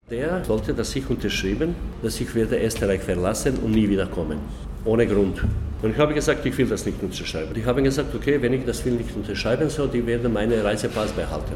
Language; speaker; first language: German; non-native, learner; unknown